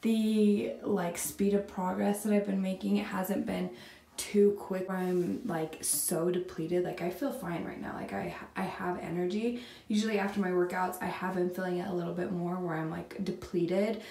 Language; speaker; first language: English; native; English